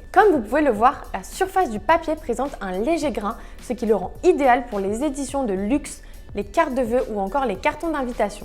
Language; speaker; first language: French; native; French